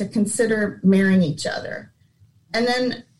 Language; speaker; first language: English; native; English